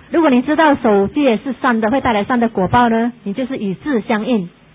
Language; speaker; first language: Chinese; native; Chinese